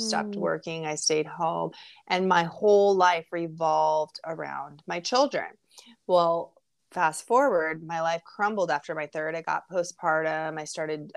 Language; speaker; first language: English; native; English